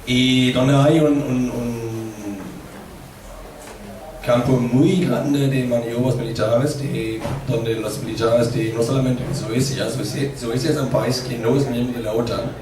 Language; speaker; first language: Spanish; non-native, fluent; German